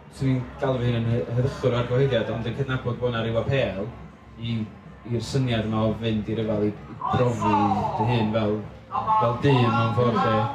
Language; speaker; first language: Welsh; native; Welsh